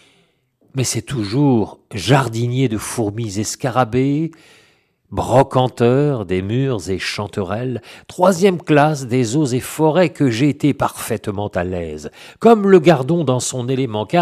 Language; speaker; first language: French; native; French